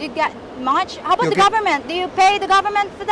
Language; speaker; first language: English; native; English